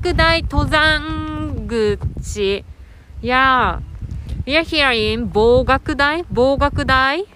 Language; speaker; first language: English; non-native, learner; Japanese